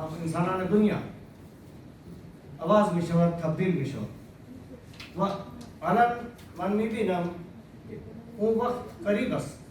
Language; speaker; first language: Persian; non-native, fluent; Urdu